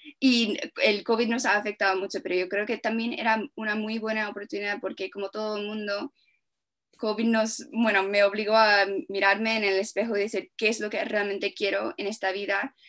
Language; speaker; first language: Spanish; non-native, fluent; English